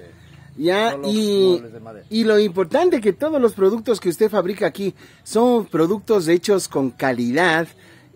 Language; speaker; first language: Spanish; native; Spanish